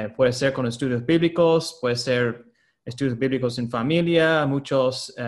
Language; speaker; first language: Spanish; non-native, fluent; English